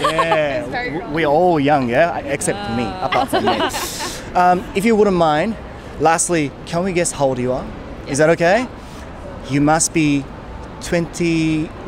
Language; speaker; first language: English; non-native, fluent; Japanese